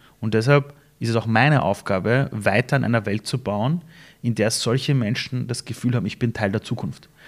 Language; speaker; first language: German; early bilingual, other home language; Persian